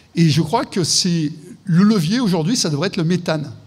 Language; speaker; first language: French; native; French